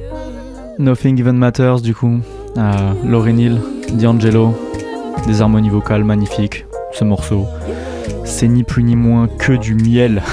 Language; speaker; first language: French; native; French